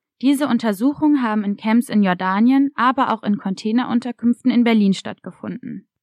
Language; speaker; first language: German; native; German